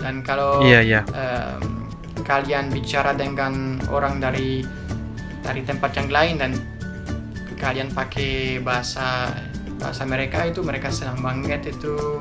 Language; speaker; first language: Indonesian; non-native, fluent; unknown